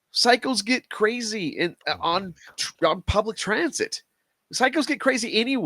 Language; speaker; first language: English; native; English